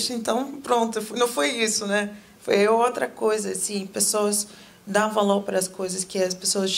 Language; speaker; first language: Portuguese; non-native, fluent; English